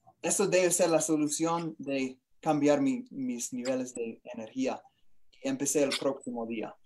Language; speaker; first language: Spanish; non-native, learner; English